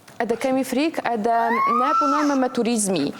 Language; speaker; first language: Albanian; non-native, learner; Polish